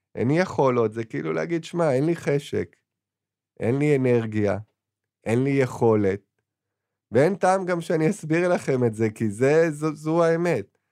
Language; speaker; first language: Hebrew; native; Hebrew